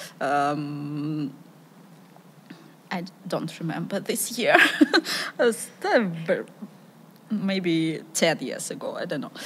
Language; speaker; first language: English; non-native, learner; Ukrainian